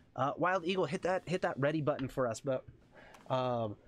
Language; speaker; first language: English; native; English